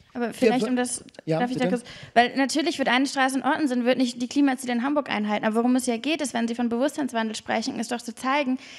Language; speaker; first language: German; native; German